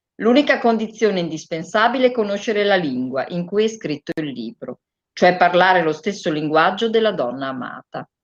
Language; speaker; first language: Italian; native; Italian